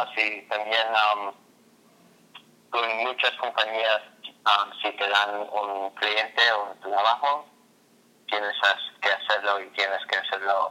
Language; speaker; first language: Spanish; non-native, fluent; English